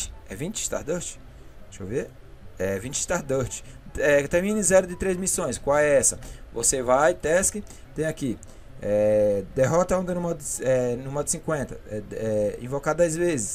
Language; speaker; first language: Portuguese; native; Portuguese